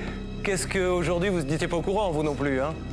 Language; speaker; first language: French; native; French